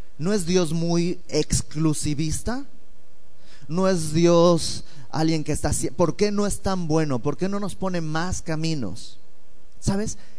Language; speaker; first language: Spanish; native; Spanish